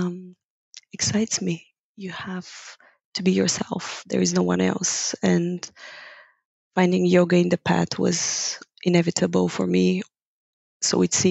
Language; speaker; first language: English; non-native, fluent; Bulgarian